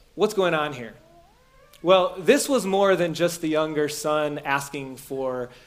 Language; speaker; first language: English; native; English